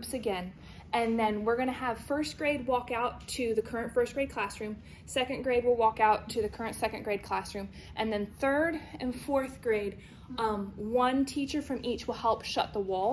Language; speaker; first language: English; native; English